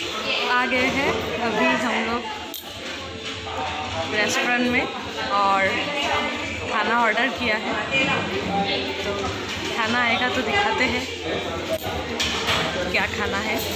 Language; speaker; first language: Hindi; non-native, local second language; Bangla